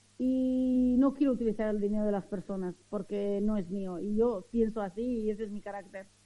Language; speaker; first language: Spanish; early bilingual, other home language; Arabic